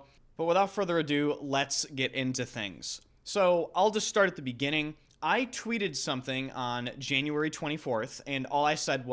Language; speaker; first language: English; native; English